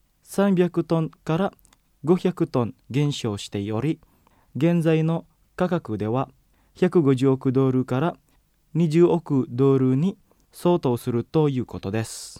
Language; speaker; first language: Japanese; non-native, fluent; Indonesian